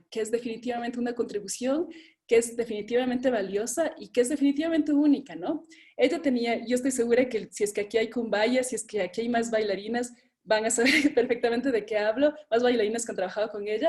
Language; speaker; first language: Spanish; native; Spanish